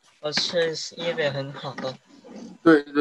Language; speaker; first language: Chinese; early bilingual, heritage; Chinese